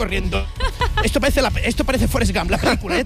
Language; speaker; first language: Spanish; native; Spanish